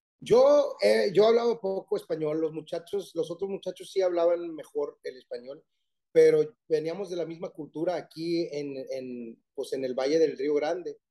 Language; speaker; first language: Spanish; early bilingual, heritage; Spanish